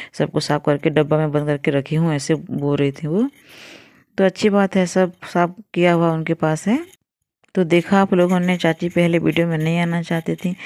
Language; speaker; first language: Hindi; non-native, local second language; Odia